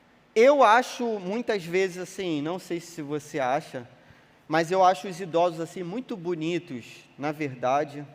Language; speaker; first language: Portuguese; native; Portuguese